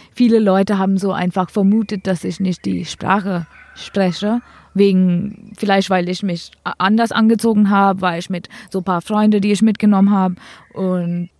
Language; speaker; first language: German; non-native, fluent; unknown